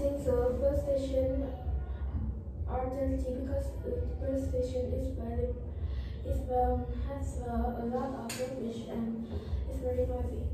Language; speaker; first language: English; non-native, learner; Vietnamese